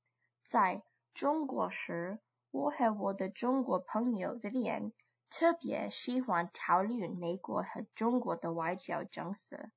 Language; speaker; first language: Chinese; non-native, learner; English